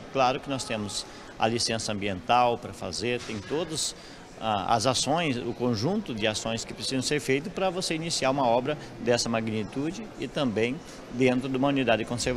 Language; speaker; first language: Portuguese; native; Portuguese